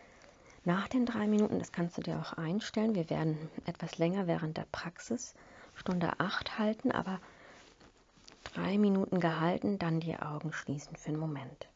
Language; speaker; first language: German; native; German